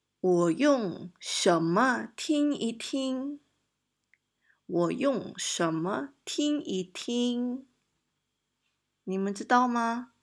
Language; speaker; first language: Chinese; non-native, local second language; Malay